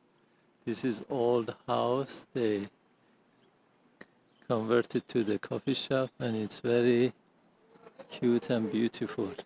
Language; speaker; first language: English; non-native, learner; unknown